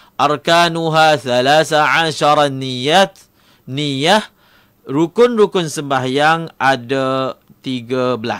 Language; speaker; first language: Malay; native; Malay